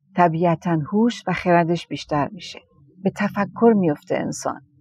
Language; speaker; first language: Persian; native; Persian